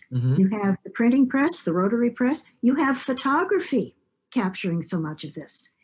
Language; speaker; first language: English; native; English